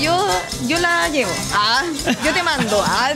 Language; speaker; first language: Spanish; native; Spanish